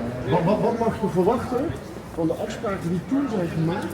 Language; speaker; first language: Dutch; native; Dutch